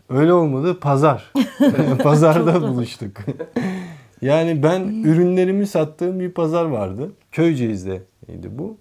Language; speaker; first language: Turkish; early bilingual, heritage; Turkish